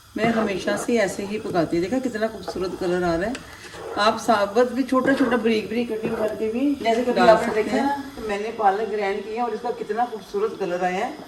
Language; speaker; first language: Urdu; non-native, local second language; Punjabi